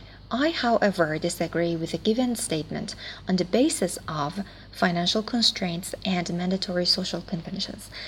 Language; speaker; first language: English; non-native, fluent; Persian